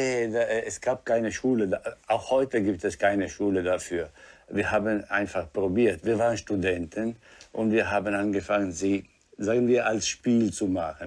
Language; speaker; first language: German; non-native, fluent; Italian